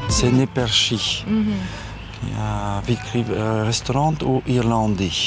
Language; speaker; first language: Ukrainian; non-native, learner; French